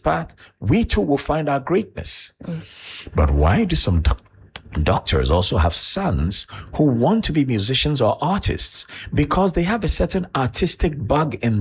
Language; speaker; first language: English; non-native, local second language; Akan